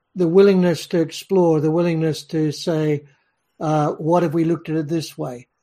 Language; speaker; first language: English; native; English